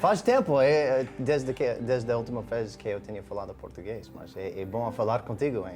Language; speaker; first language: Portuguese; non-native, learner; English